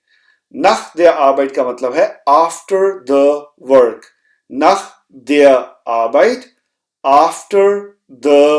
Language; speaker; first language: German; non-native, fluent; Hindi